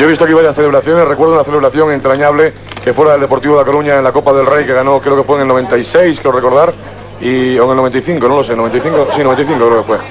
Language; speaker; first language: Spanish; native; Spanish